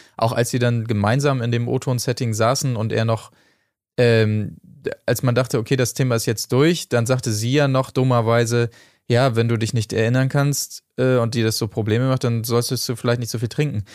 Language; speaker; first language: German; native; German